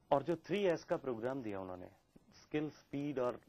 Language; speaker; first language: Hindi; native; Hindi